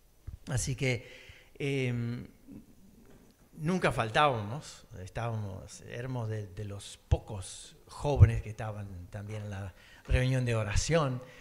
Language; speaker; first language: Spanish; early bilingual, other home language; English